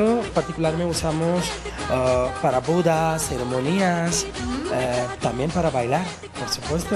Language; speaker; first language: Spanish; non-native, fluent; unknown